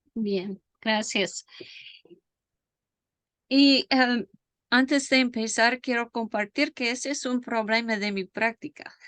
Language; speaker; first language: Spanish; non-native, fluent; English